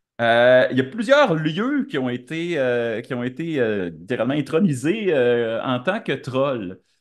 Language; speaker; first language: French; native; French